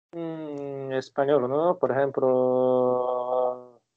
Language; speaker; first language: Spanish; non-native, learner; Japanese